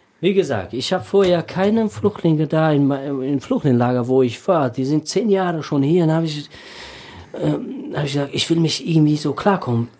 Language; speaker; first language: German; non-native, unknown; Tajik